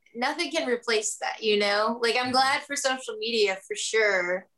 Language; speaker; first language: English; native; English